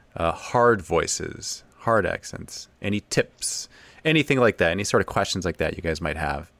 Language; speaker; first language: English; native; English